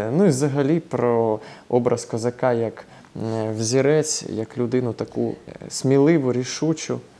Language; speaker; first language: Ukrainian; non-native, local second language; Russian